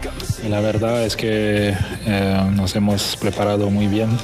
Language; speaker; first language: Spanish; non-native, fluent; French